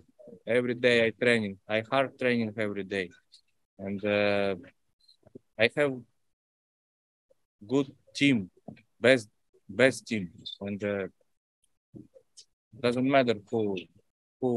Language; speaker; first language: English; non-native, learner; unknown